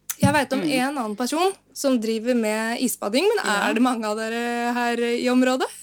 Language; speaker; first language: Norwegian; native; Norwegian